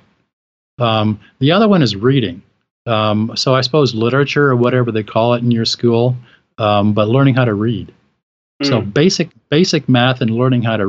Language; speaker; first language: English; native; English